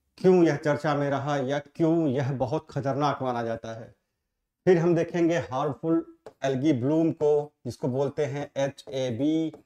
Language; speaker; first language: Hindi; native; Hindi